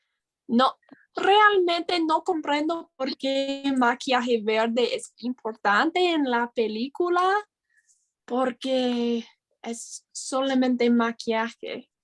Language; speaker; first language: Spanish; non-native, learner; English